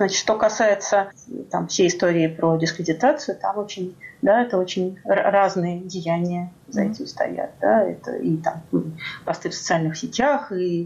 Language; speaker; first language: Russian; native; Russian